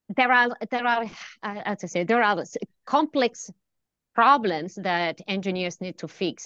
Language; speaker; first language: English; non-native, fluent; Italian